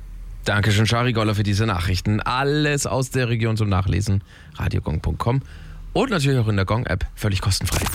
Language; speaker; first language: German; native; German